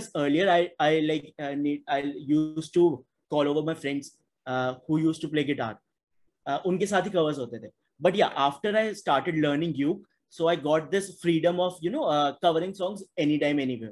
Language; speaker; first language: English; non-native, local second language; Hindi